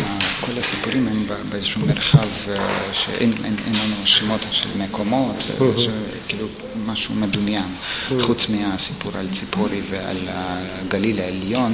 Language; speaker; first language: Hebrew; non-native, fluent; Russian